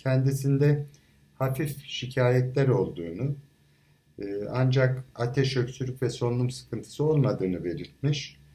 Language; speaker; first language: Turkish; native; Turkish